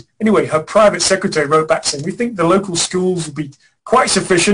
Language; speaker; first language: English; native; English